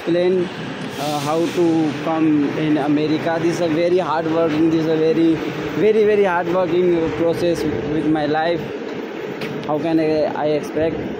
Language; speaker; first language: English; non-native, learner; Nepali